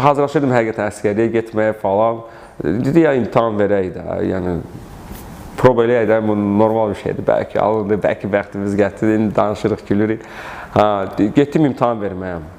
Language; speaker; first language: Azerbaijani; early bilingual, heritage; Russian